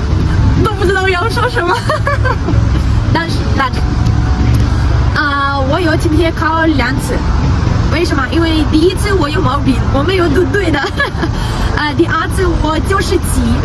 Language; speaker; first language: Chinese; non-native, learner; Russian